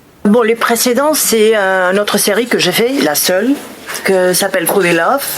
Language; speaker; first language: French; non-native, fluent; Spanish